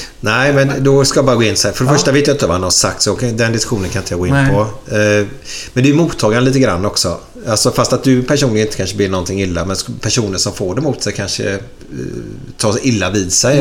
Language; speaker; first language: Swedish; native; Swedish